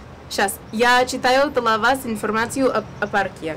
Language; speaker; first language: Russian; non-native, fluent; English